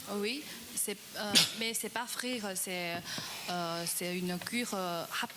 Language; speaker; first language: French; non-native, learner; Chinese